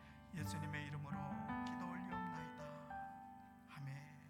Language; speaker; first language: Korean; native; Korean